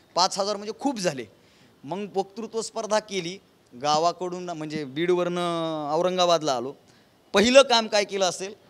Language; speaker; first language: Marathi; native; Marathi